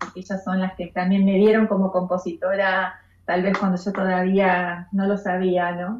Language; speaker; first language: Spanish; native; Spanish